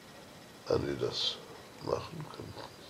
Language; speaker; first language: German; non-native, learner; English